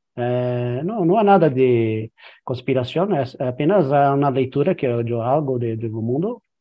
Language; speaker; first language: Spanish; non-native, learner; Portuguese